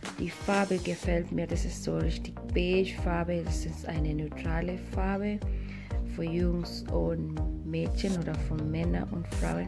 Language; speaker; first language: German; non-native, fluent; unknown